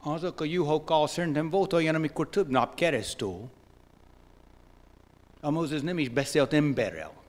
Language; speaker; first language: Hungarian; non-native, fluent; English